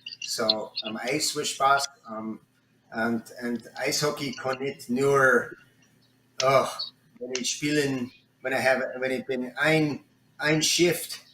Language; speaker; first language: German; non-native, learner; English